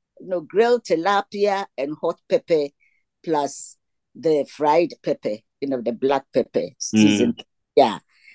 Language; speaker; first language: English; non-native, local second language; Ga